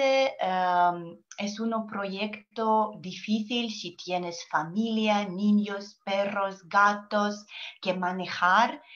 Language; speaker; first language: Spanish; non-native, learner; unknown